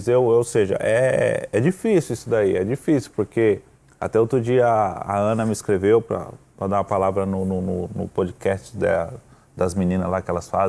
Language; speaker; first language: Portuguese; native; Portuguese